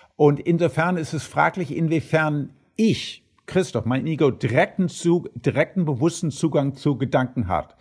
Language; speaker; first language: German; early bilingual, heritage; German